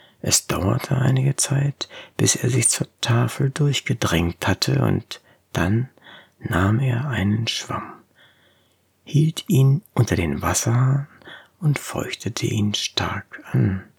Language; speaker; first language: German; native; German